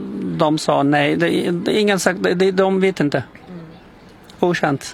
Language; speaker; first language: Swedish; non-native, local second language; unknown